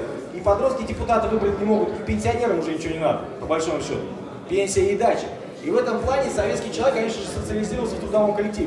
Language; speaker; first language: Russian; native; Russian